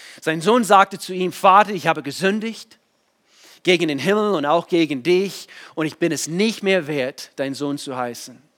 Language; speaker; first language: German; non-native, fluent; English